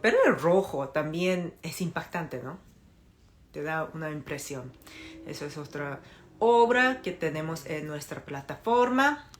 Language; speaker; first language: Spanish; non-native, fluent; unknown